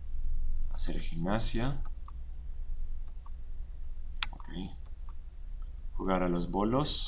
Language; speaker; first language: Spanish; non-native, fluent; English